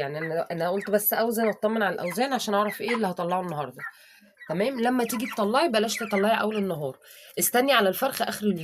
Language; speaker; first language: Arabic; native; Arabic